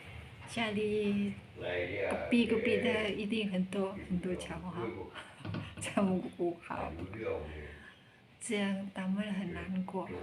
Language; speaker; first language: Chinese; non-native, learner; Indonesian